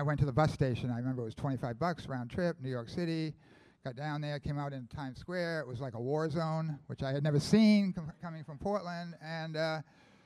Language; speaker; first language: English; native; English